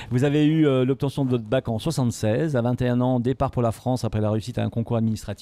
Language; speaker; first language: French; native; French